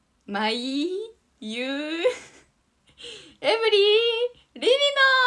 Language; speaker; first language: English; non-native, learner; Japanese